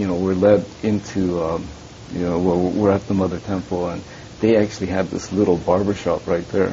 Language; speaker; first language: English; early bilingual, other home language; Japanese